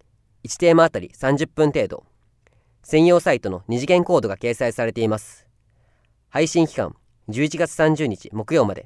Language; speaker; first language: Japanese; native; Japanese